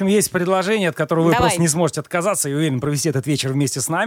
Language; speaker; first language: Russian; native; Russian